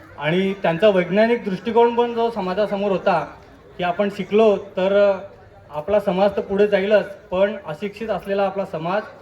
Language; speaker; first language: Marathi; non-native, local second language; Lambadi